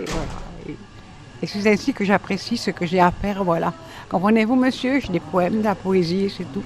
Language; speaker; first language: French; native; French